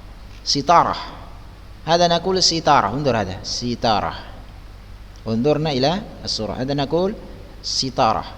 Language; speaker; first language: Arabic; non-native, fluent; Indonesian